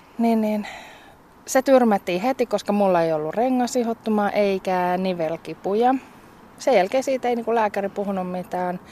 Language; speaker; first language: Finnish; native; Finnish